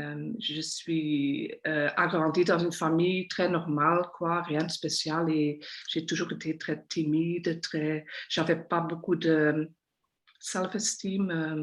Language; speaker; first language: French; non-native, local second language; Dutch